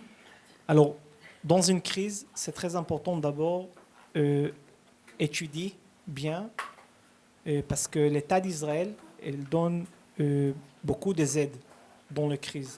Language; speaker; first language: French; early bilingual, heritage; Hebrew